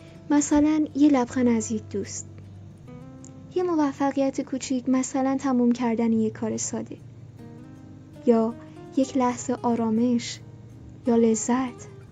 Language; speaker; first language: Persian; native; Persian